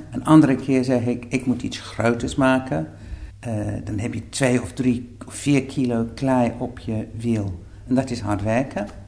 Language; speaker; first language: Dutch; non-native, fluent; English